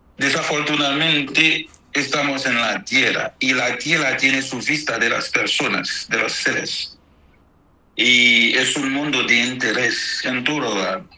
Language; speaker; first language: Spanish; non-native, fluent; Haitian Creole